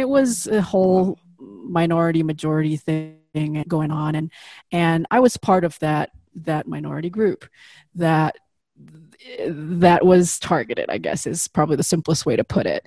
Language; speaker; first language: English; non-native, fluent; Indonesian